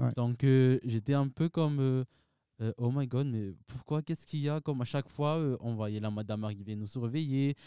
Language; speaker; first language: French; non-native, local second language; Malagasy